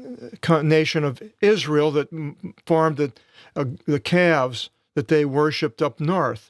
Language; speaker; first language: English; native; English